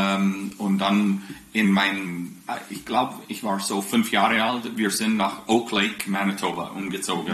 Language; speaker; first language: German; non-native, fluent; English